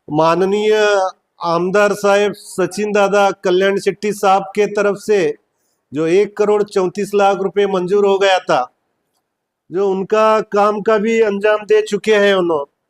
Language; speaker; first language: Hindi; non-native, local second language; Urdu